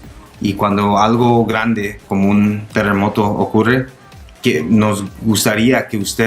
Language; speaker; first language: Spanish; non-native, local second language; English